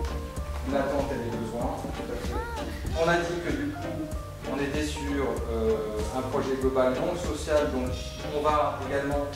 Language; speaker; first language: French; native; French